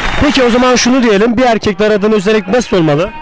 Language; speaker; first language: Turkish; native; Turkish